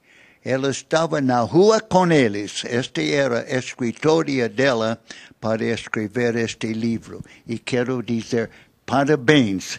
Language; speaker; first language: Portuguese; non-native, fluent; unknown